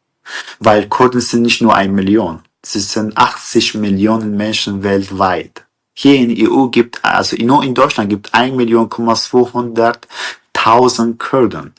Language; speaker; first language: German; non-native, fluent; Kurdish